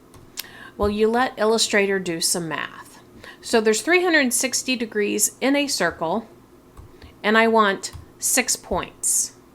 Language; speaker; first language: English; native; English